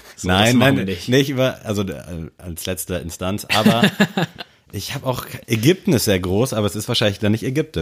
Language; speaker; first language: German; native; German